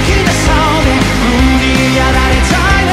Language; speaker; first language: Japanese; non-native, fluent; Korean